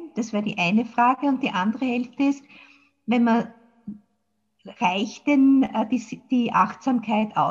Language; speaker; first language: German; native; German